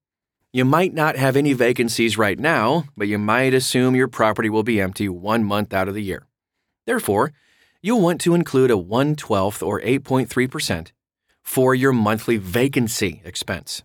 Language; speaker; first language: English; native; English